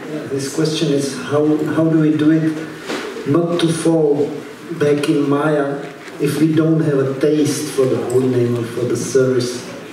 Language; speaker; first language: English; non-native, fluent; Czech